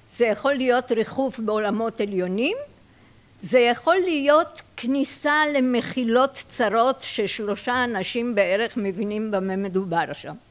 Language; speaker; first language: Hebrew; native; Hebrew